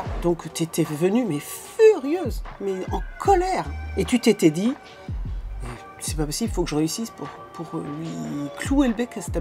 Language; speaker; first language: French; native; French